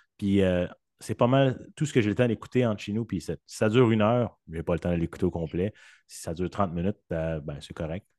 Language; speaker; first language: French; native; French